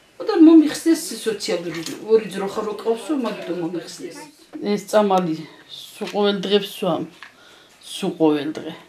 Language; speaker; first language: Georgian; native; Georgian